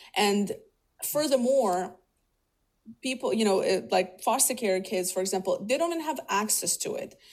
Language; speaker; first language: English; early bilingual, other home language; Russian